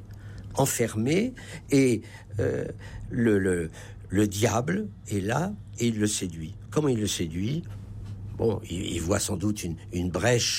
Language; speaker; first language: French; native; French